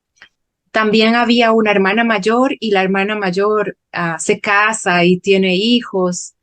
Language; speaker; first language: Spanish; non-native, fluent; Portuguese